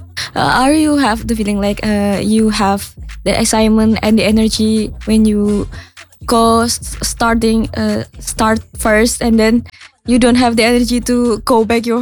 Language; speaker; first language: English; non-native, learner; Indonesian